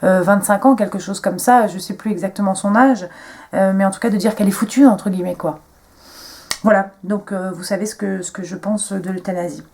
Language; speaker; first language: French; native; French